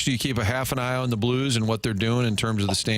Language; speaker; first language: English; native; English